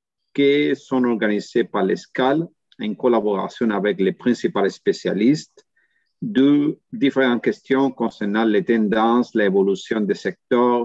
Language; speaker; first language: French; non-native, learner; Spanish